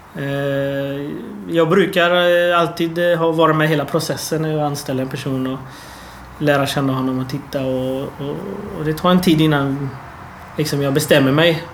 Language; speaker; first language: Swedish; early bilingual, other home language; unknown